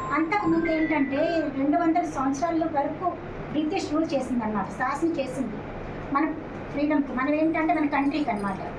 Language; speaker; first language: Telugu; non-native, local second language; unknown